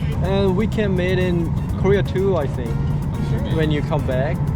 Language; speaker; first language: English; non-native, learner; Korean